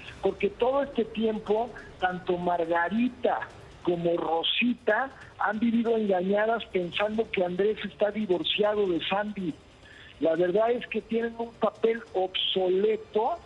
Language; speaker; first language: Spanish; native; Spanish